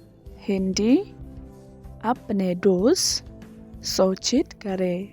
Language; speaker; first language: Hindi; non-native, learner; Khasi